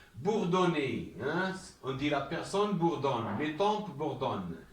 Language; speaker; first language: French; non-native, local second language; Arabic